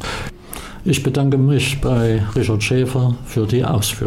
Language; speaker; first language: German; native; German